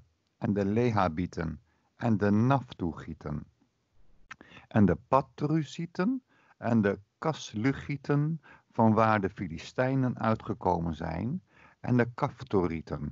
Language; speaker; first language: Dutch; native; Dutch